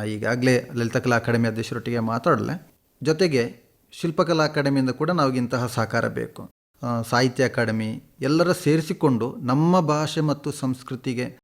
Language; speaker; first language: Kannada; native; Kannada